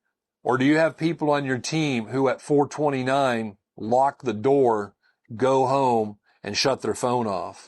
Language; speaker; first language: English; native; English